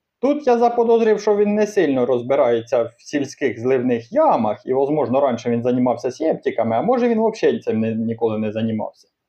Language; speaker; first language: Ukrainian; native; Ukrainian